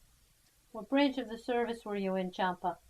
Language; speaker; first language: English; native; English